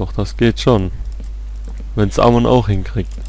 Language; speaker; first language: German; native; German